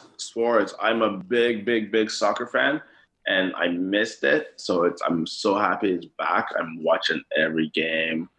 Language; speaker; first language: English; non-native, local second language; Yoruba